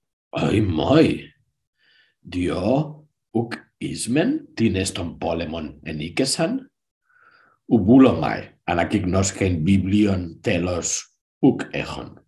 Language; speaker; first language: Greek; non-native, learner; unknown